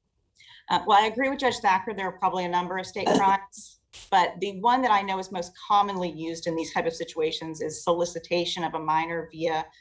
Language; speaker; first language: English; native; English